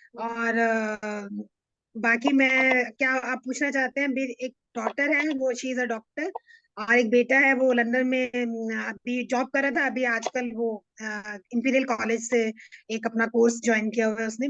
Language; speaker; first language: Hindi; native; Hindi